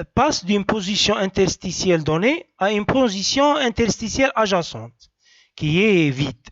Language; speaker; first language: French; non-native, local second language; Arabic